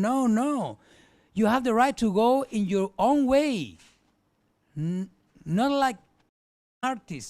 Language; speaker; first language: English; non-native, learner; Spanish